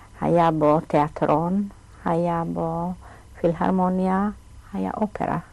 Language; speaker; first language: Hebrew; non-native, fluent; German